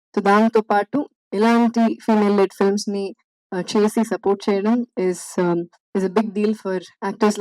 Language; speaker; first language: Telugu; non-native, fluent; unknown